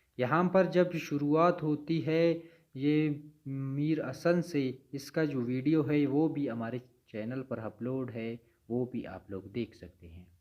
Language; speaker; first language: Urdu; non-native, local second language; Baluchi